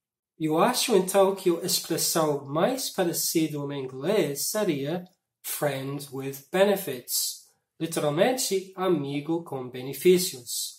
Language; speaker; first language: Portuguese; non-native, fluent; English